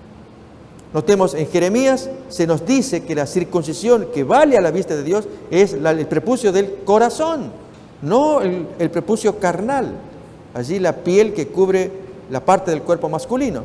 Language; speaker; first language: Spanish; native; Spanish